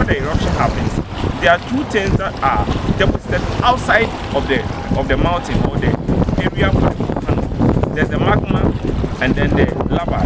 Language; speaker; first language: English; non-native, local second language; Akan